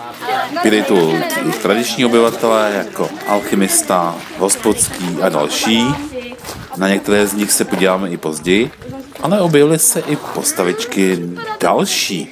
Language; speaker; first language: Czech; native; Czech